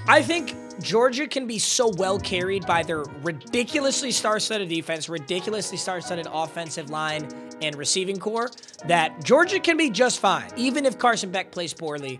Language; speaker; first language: English; native; English